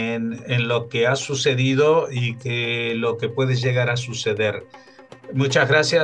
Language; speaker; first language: Spanish; native; Spanish